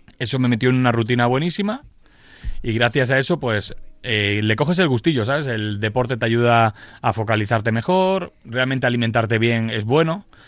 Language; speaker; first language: Spanish; native; Spanish